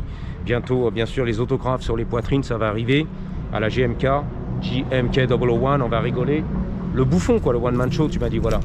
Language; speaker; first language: French; native; French